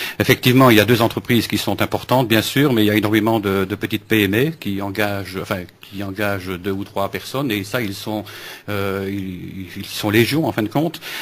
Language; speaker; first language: French; native; French